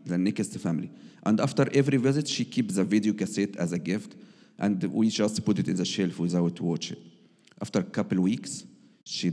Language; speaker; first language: English; non-native, learner; Arabic